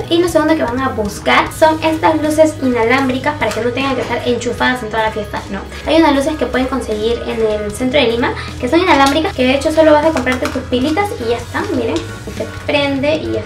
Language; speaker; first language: Spanish; native; Spanish